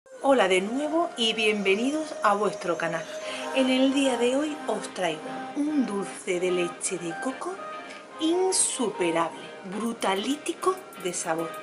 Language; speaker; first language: Spanish; native; Spanish